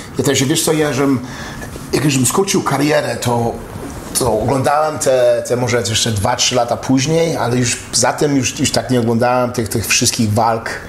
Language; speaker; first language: Polish; native; Polish